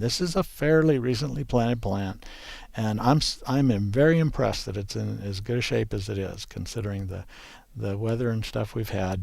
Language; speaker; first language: English; native; English